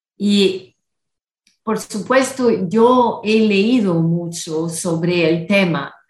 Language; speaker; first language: Spanish; non-native, fluent; English